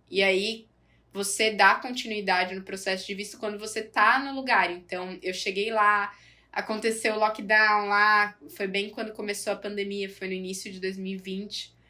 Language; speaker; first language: Portuguese; native; Portuguese